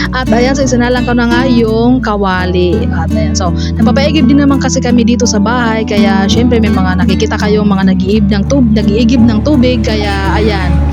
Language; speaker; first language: Filipino; non-native, local second language; Cebuano